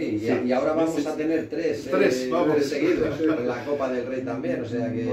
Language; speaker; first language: Spanish; native; Spanish